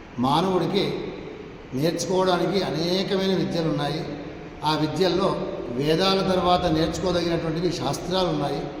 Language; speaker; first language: Telugu; native; Telugu